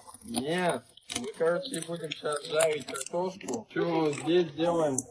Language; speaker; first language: Russian; native; Russian